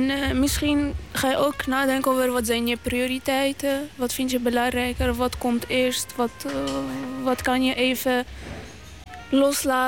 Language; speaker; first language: Dutch; non-native, local second language; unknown